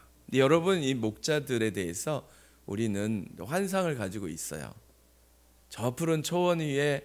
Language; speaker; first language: Korean; native; Korean